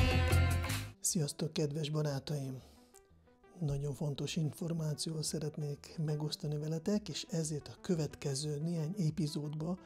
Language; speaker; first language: Hungarian; non-native, fluent; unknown